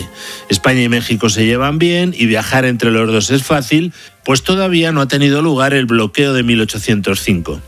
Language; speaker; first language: Spanish; native; Spanish